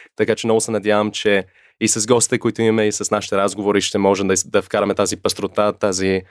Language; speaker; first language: Bulgarian; early bilingual, other home language; English